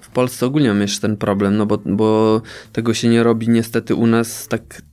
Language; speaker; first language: Polish; native; Polish